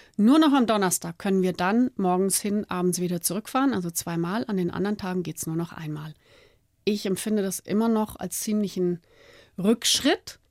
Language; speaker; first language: German; native; German